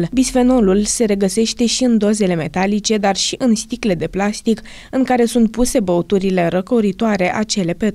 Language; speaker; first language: Romanian; native; Romanian